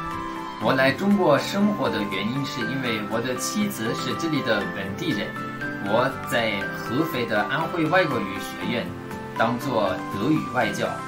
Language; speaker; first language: Chinese; non-native, fluent; German